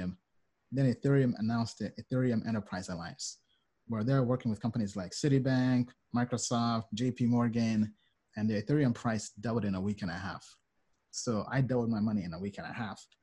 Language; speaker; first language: English; native; English